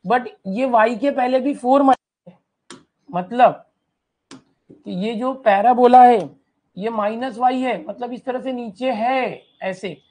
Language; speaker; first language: Hindi; non-native, local second language; Marathi